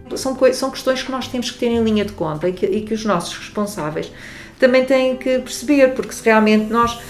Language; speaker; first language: Portuguese; non-native, local second language; Kabuverdianu